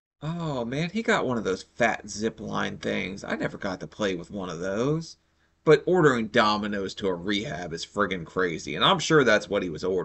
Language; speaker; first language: English; native; English